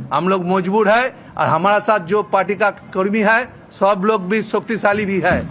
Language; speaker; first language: Hindi; non-native, local second language; Bangla